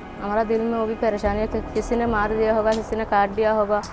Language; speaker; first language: Hindi; early bilingual, other home language; Rohingya